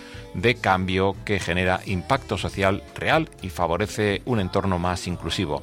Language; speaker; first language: Spanish; native; Spanish